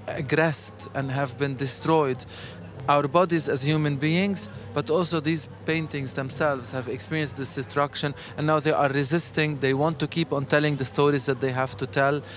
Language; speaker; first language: English; non-native, fluent; Arabic